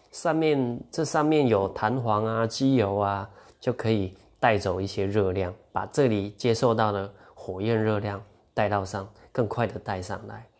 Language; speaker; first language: Chinese; native; Chinese